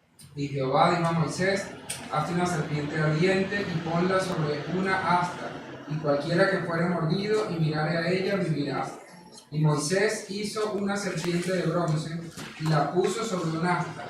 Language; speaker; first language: Spanish; native; Spanish